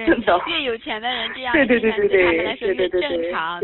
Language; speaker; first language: Chinese; native; Chinese